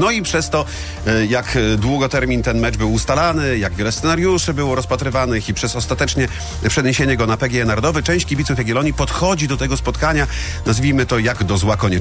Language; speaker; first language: Polish; native; Polish